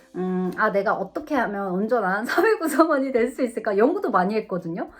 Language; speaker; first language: Korean; non-native, fluent; Russian